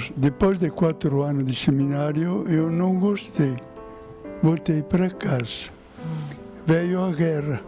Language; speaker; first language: Portuguese; non-native, fluent; Italian